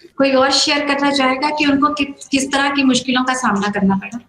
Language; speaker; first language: Hindi; native; Hindi